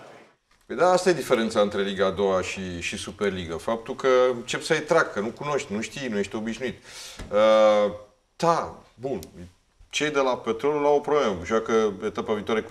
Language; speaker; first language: Romanian; native; Romanian